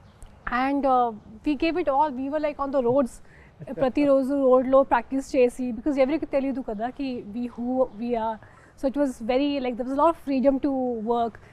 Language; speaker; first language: Telugu; non-native, fluent; Hindi